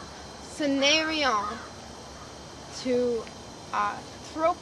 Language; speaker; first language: French; non-native, learner; English